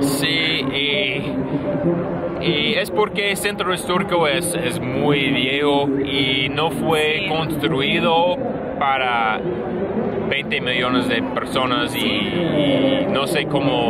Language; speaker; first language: Spanish; non-native, learner; English